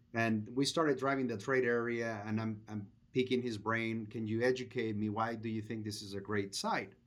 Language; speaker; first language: English; non-native, fluent; Spanish